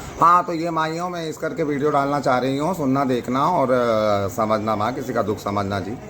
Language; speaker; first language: Hindi; native; Hindi